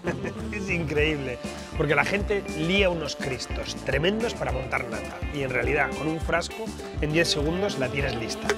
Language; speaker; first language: Spanish; native; Spanish